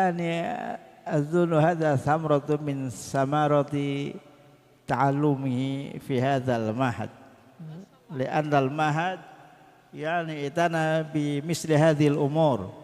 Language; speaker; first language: Arabic; non-native, fluent; Indonesian